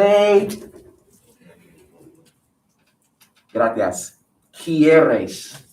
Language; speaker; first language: Spanish; non-native, fluent; English